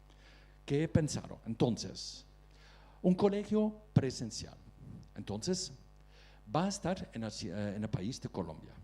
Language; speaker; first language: Spanish; non-native, fluent; Dutch